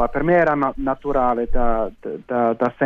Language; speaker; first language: Italian; non-native, fluent; German